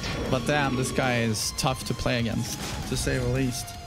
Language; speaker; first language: English; non-native, fluent; Swedish